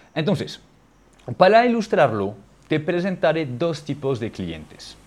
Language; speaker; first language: Spanish; non-native, fluent; French